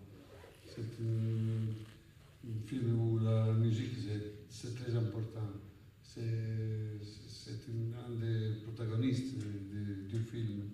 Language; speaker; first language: French; non-native, fluent; Italian